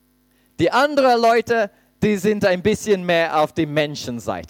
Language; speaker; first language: German; non-native, fluent; English